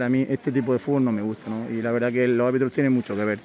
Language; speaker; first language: Spanish; native; Spanish